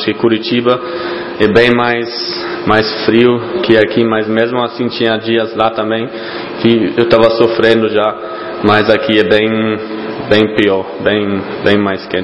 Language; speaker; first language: Portuguese; non-native, fluent; German